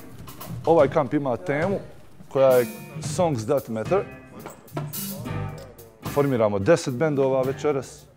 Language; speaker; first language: Bosnian; native; Bosnian